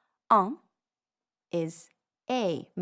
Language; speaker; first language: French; non-native, fluent; English